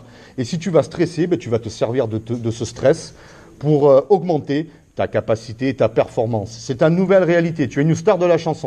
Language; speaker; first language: French; native; French